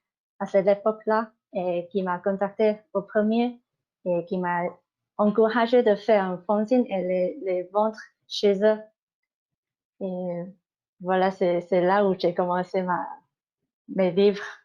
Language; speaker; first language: French; non-native, fluent; Chinese